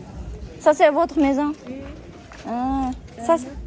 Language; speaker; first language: French; non-native, learner; Kazakh